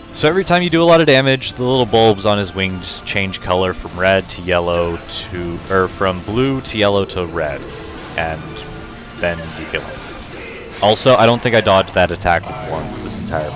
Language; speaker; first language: English; native; English